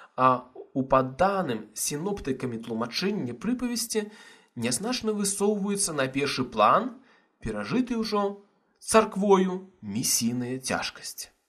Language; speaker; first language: Belarusian; non-native, local second language; Russian